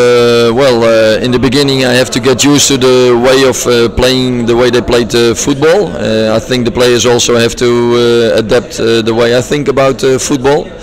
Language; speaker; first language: English; non-native, fluent; Dutch